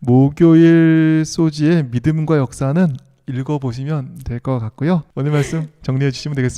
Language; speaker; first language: Korean; native; Korean